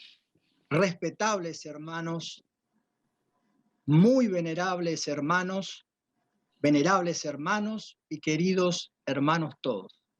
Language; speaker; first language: Spanish; native; Spanish